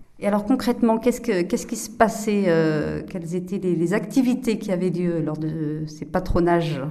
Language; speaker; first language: French; native; French